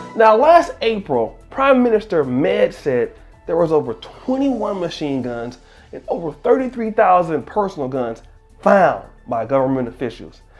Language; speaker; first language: English; native; English